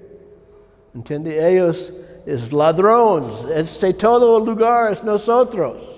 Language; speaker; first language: Spanish; non-native, learner; English